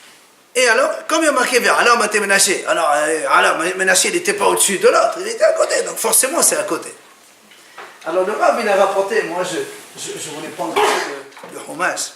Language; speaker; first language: French; native; French